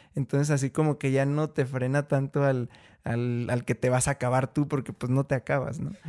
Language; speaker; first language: Spanish; native; Spanish